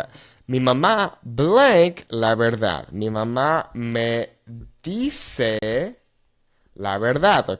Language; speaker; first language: Spanish; non-native, fluent; English